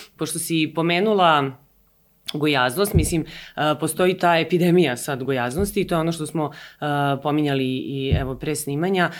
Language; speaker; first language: Serbian; native; Serbian